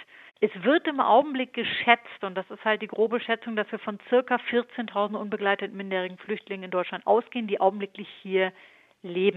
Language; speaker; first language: German; native; German